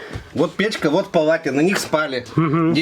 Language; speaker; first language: Russian; native; Russian